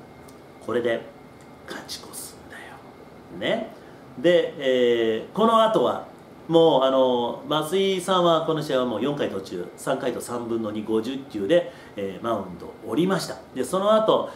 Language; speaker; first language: Japanese; native; Japanese